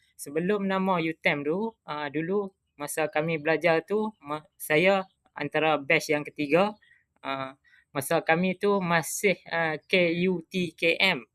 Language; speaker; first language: Malay; native; Malay